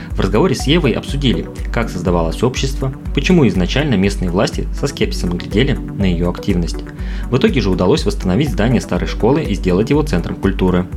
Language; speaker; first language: Russian; native; Russian